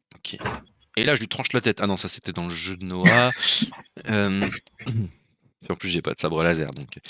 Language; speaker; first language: French; native; French